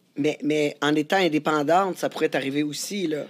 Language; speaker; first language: French; native; French